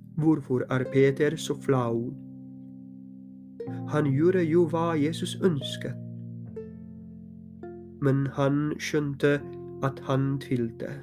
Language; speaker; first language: Norwegian; non-native, fluent; Polish